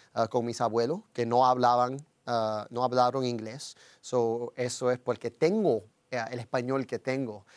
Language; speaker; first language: Spanish; early bilingual, heritage; Spanish